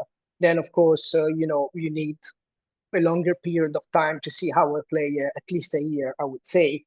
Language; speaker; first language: English; non-native, fluent; Italian